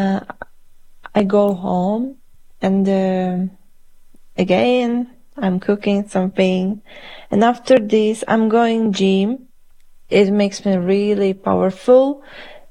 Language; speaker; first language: English; non-native, fluent; Uzbek